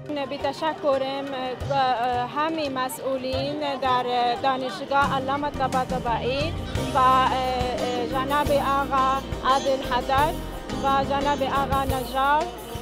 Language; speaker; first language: Persian; non-native, learner; Arabic